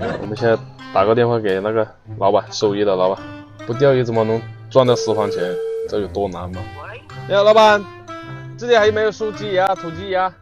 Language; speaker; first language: Chinese; native; Chinese